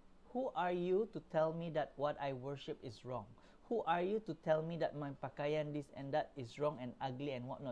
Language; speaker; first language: English; non-native, local second language; Malay